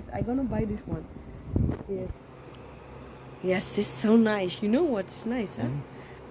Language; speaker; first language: English; non-native, fluent; Dutch